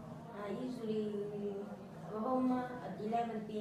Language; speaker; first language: English; non-native, learner; Vietnamese